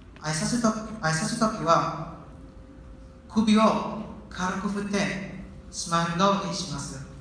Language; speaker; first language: Japanese; non-native, learner; Indonesian